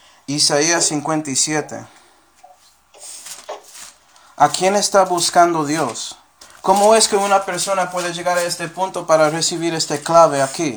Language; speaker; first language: Spanish; early bilingual, heritage; Spanish